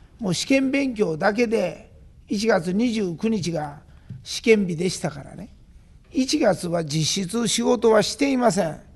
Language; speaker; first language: Japanese; native; Japanese